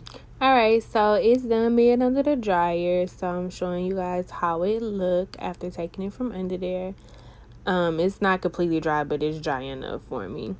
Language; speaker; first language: English; native; English